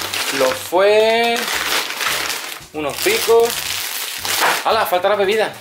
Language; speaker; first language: Spanish; native; Spanish